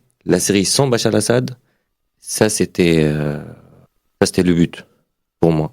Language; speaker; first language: French; non-native, learner; Arabic